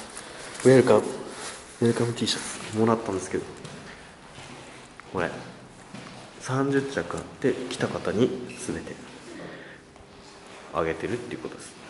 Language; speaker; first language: Japanese; native; Japanese